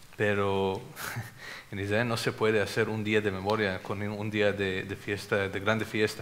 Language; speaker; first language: Spanish; non-native, fluent; Hebrew